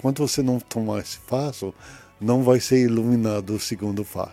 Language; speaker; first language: Portuguese; early bilingual, other home language; English